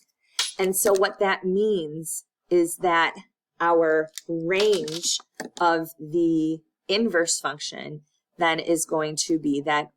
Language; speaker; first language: English; native; English